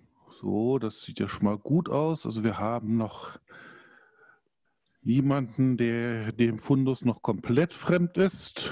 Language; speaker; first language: German; native; German